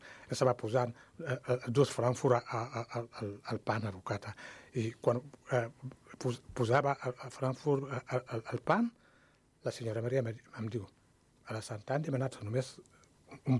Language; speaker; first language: Catalan; non-native, learner; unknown